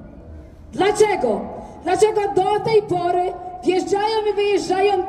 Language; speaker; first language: Polish; non-native, fluent; Ukrainian